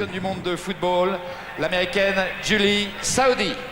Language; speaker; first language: French; native; French